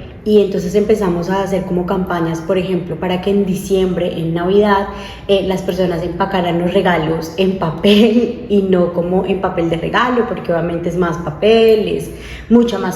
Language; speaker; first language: Spanish; native; Spanish